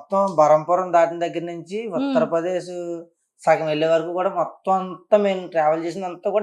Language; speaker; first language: Telugu; native; Telugu